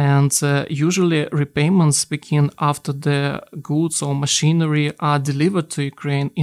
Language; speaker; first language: English; non-native, fluent; Ukrainian